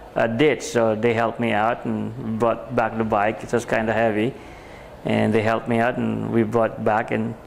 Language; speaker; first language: English; non-native, local second language; Filipino